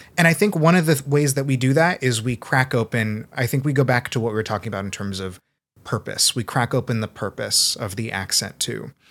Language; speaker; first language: English; early bilingual, other home language; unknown